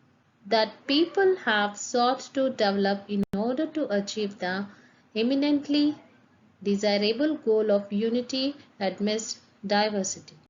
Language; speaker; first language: English; non-native, local second language; Telugu